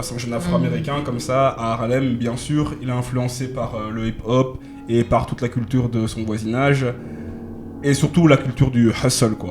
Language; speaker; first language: French; native; French